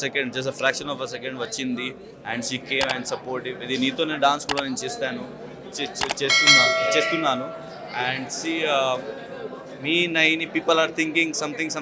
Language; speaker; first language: Telugu; non-native, learner; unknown